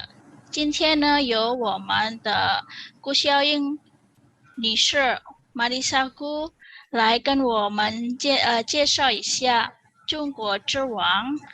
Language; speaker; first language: Chinese; non-native, fluent; Indonesian